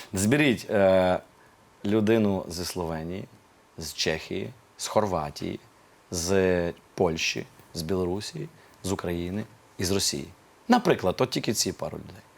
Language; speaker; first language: Ukrainian; native; Ukrainian